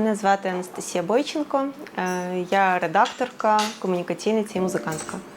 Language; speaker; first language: Ukrainian; native; Ukrainian